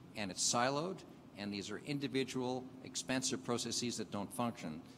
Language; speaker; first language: English; native; English